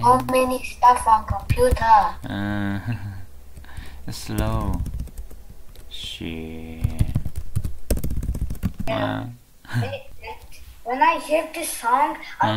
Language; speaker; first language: English; non-native, learner; Chinese